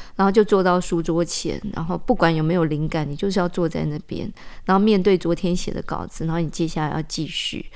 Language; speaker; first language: Chinese; native; Chinese